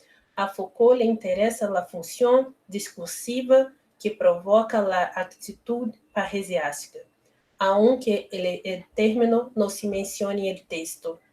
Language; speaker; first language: Spanish; non-native, learner; Portuguese